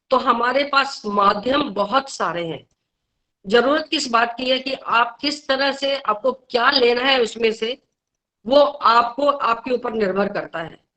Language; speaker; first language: Hindi; native; Hindi